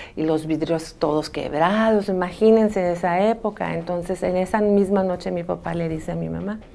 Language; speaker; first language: Spanish; early bilingual, other home language; Arabic